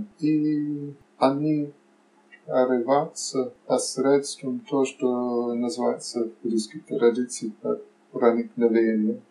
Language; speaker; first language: Russian; non-native, fluent; English